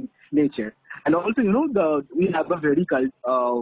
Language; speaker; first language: English; non-native, local second language; Bangla